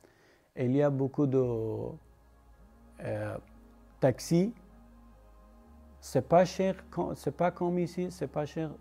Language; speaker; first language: French; non-native, learner; Persian